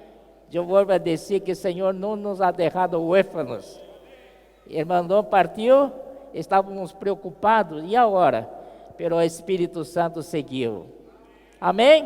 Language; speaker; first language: Spanish; non-native, fluent; Portuguese